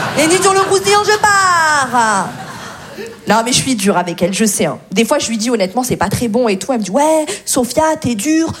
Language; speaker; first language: French; native; French